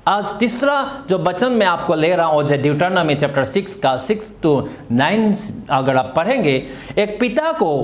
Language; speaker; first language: Hindi; non-native, local second language; Assamese